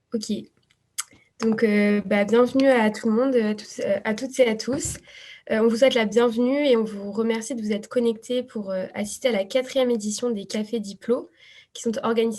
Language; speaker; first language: French; native; French